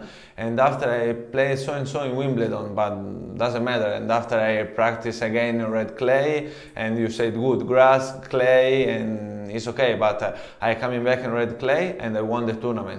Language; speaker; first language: English; non-native, learner; Italian